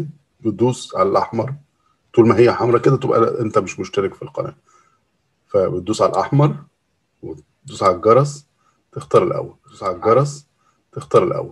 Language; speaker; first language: Arabic; native; Arabic